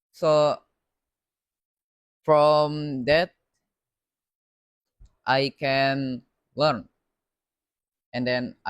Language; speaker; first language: English; non-native, learner; Indonesian